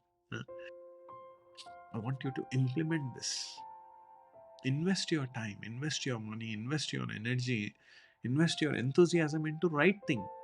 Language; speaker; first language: English; non-native, local second language; Hindi